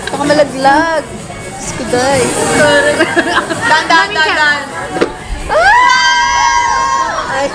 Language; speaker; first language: Filipino; native; Filipino